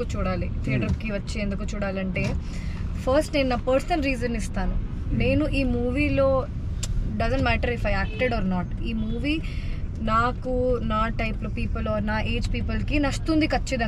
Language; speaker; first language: Telugu; non-native, fluent; Hindi